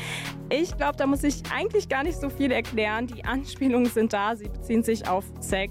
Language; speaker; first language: German; native; German